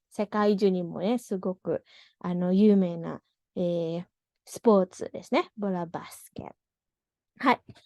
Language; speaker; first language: Japanese; non-native, fluent; Indonesian